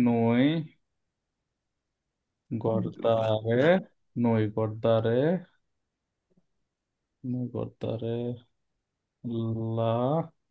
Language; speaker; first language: Italian; non-native, learner; Bangla